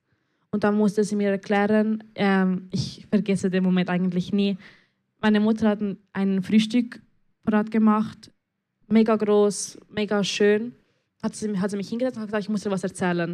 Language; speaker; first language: German; early bilingual, other home language; Spanish